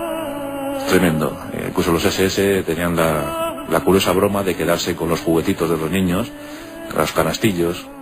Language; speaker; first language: Spanish; native; Spanish